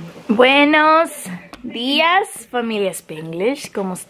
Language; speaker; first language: Spanish; early bilingual, heritage; Spanish